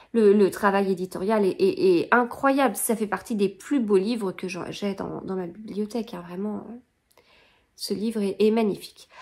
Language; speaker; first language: French; native; French